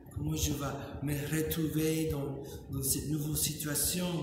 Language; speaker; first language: French; non-native, fluent; English